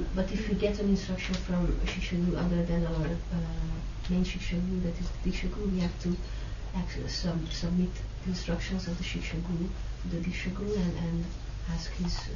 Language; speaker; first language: English; non-native, fluent; Hungarian